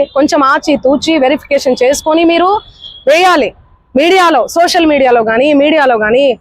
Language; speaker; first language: Telugu; non-native, local second language; Lambadi